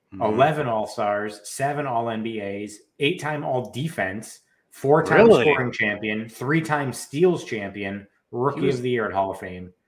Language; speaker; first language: English; native; English